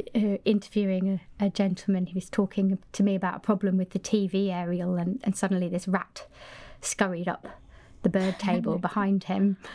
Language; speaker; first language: English; native; English